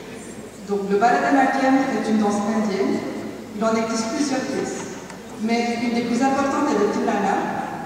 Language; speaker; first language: French; native; French